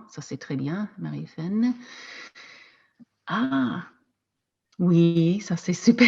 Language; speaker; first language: French; non-native, fluent; English